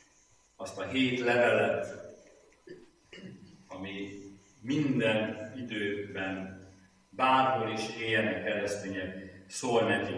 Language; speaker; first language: Hungarian; native; Hungarian